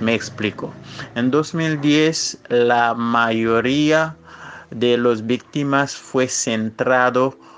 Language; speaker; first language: Spanish; non-native, fluent; Haitian Creole